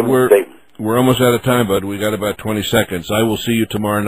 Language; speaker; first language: English; native; English